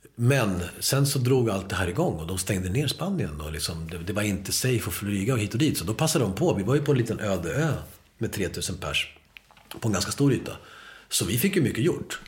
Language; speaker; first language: Swedish; early bilingual, other home language; Spanish